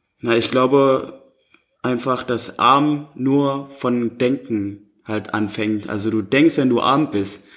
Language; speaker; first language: German; non-native, fluent; Indonesian